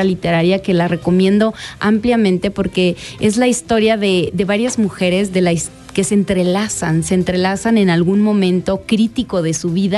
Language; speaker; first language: Spanish; native; Spanish